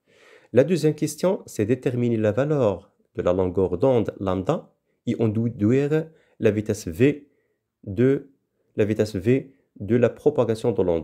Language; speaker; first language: French; non-native, local second language; Arabic